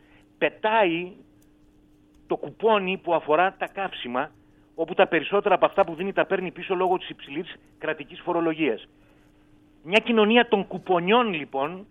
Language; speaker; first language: Greek; native; Greek